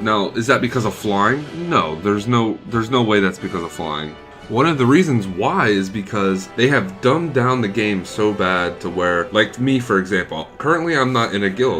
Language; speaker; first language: English; native; English